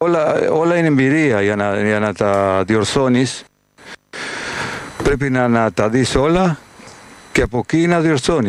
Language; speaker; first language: Greek; non-native, fluent; Spanish